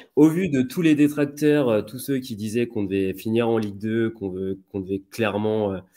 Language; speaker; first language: French; native; French